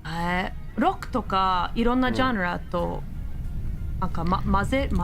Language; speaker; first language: Japanese; non-native, learner; English